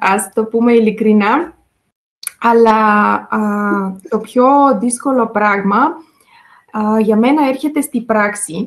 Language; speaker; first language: Greek; non-native, fluent; Bulgarian